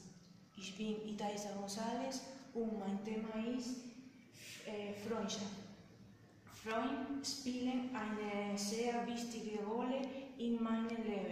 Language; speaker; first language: German; non-native, learner; Spanish